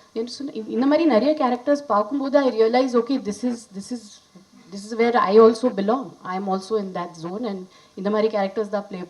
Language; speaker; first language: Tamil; non-native, fluent; Hindi